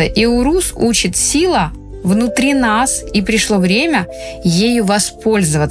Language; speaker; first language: Russian; native; Russian